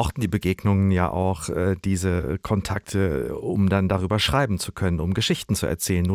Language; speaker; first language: German; native; German